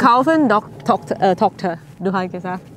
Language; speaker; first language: German; non-native, learner; Thai